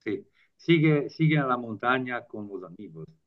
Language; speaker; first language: Spanish; non-native, learner; Italian